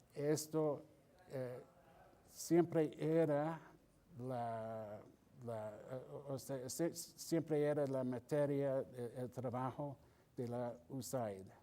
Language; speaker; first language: Spanish; non-native, fluent; English